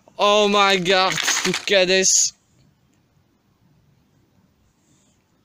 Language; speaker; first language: English; non-native, learner; Czech